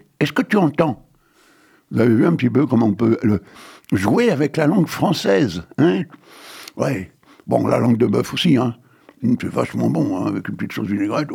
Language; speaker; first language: French; native; French